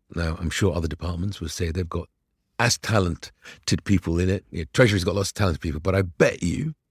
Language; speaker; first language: English; early bilingual, other home language; Arabic